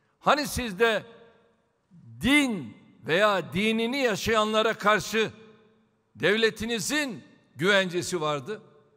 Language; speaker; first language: Turkish; native; Turkish